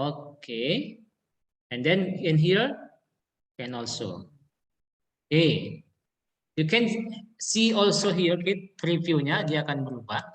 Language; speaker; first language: English; non-native, learner; Indonesian